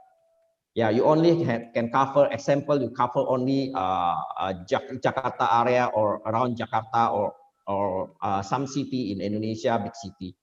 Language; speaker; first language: English; non-native, fluent; Indonesian